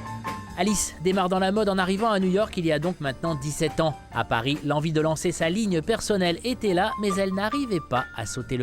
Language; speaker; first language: French; native; French